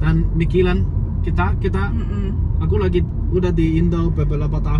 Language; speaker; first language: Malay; non-native, learner; Cantonese